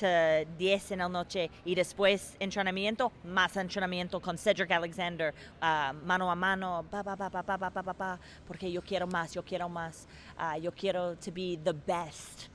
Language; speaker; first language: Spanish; non-native, learner; English